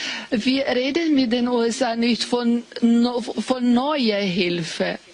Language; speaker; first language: German; non-native, fluent; Ukrainian